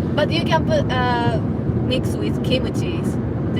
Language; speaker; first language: English; non-native, learner; Japanese